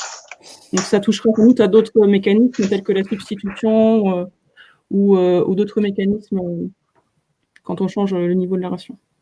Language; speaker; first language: French; native; French